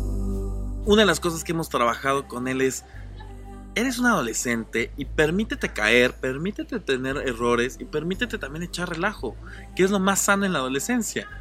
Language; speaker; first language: Spanish; native; Spanish